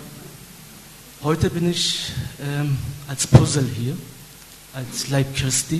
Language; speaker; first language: German; non-native, fluent; Turkish